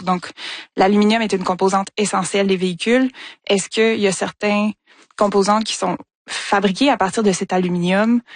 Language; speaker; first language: French; native; French